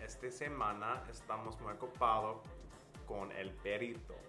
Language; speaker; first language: Spanish; non-native, fluent; English